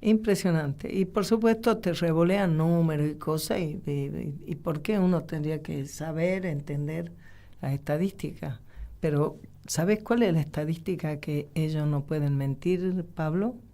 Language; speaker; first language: Spanish; native; Spanish